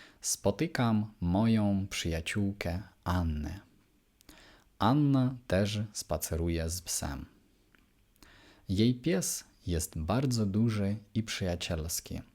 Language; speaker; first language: Polish; non-native, fluent; Ukrainian